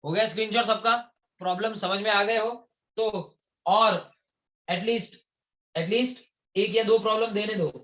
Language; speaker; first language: Hindi; non-native, local second language; Marathi